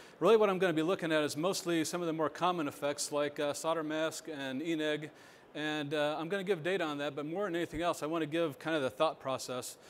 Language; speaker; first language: English; native; English